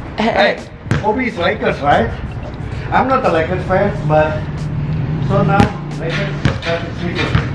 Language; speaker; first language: English; non-native, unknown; Indonesian